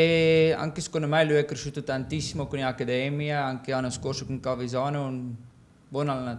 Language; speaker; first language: Italian; non-native, learner; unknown